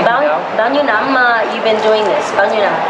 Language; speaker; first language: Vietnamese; non-native, learner; English